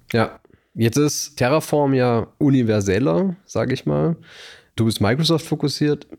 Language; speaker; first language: German; native; German